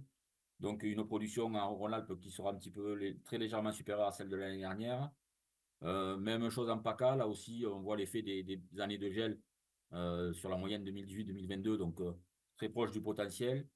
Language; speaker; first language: French; native; French